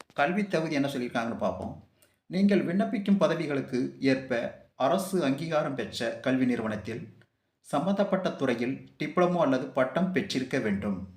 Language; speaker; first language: Tamil; native; Tamil